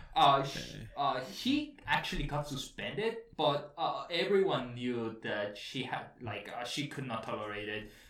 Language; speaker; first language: English; early bilingual, heritage; Spanish